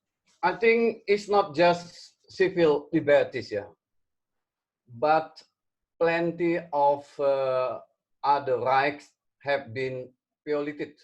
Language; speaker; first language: English; non-native, learner; Indonesian